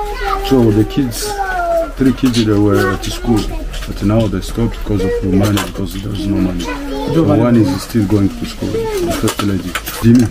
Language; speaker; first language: English; non-native, fluent; Swahili